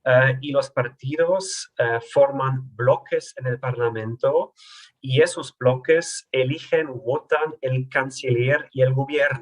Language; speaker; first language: Spanish; non-native, fluent; German